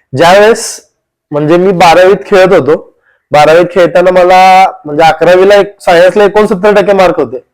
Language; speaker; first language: Marathi; native; Marathi